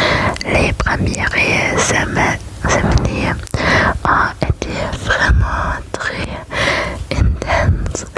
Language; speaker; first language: French; non-native, learner; German